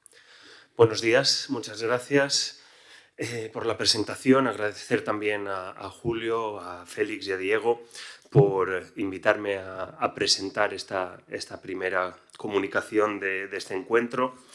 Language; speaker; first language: Spanish; native; Spanish